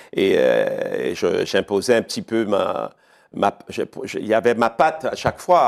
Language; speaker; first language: French; native; French